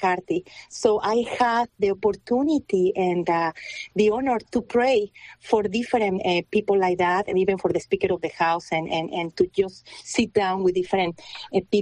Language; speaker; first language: English; non-native, fluent; Spanish